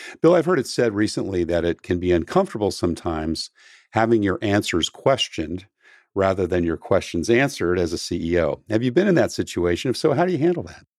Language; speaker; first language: English; native; English